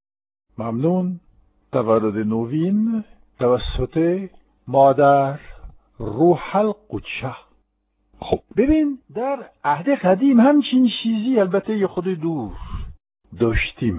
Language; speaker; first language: Persian; non-native, fluent; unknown